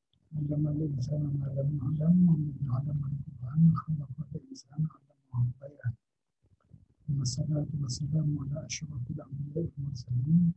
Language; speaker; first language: Arabic; non-native, fluent; Indonesian